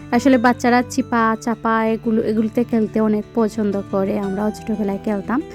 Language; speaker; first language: Bangla; non-native, local second language; Sylheti